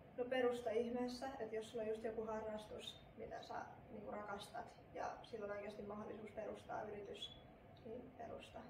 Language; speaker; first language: Finnish; native; Finnish